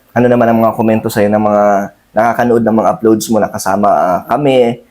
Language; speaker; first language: Filipino; native; Filipino